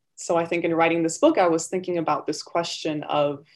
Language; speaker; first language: English; early bilingual, other home language; Armenian